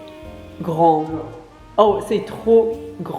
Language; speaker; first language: French; non-native, learner; English